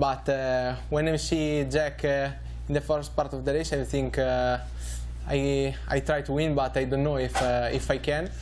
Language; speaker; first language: English; non-native, learner; Italian